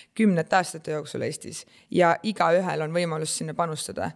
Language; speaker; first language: Estonian; native; Estonian